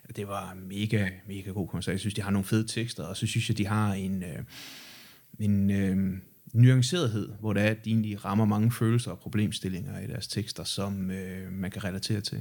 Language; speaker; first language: Danish; native; Danish